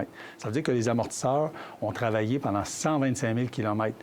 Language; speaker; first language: French; native; French